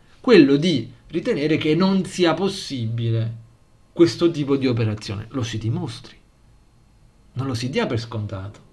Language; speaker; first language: Italian; native; Italian